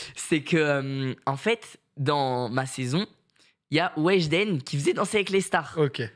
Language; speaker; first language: French; native; French